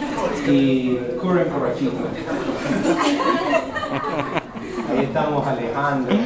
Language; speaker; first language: Spanish; early bilingual, heritage; Spanish